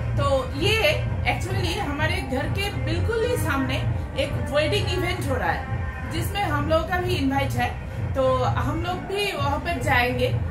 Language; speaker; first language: Hindi; non-native, local second language; Bangla